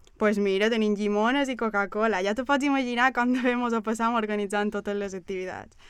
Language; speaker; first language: Catalan; native; Catalan